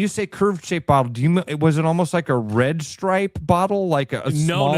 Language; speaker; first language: English; native; English